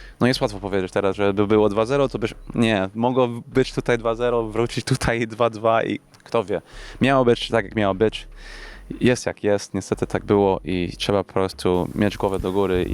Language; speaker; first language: Polish; early bilingual, heritage; English